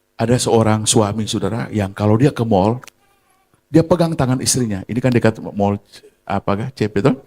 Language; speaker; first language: Indonesian; native; Indonesian